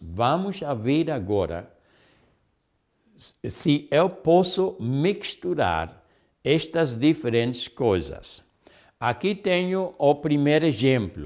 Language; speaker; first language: Portuguese; non-native, fluent; Spanish